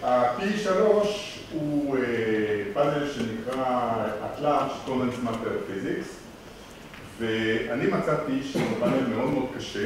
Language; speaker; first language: Hebrew; non-native, fluent; French